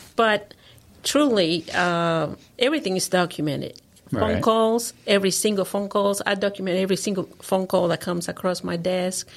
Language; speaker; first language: English; non-native, fluent; Spanish